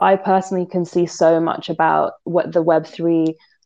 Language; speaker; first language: English; native; English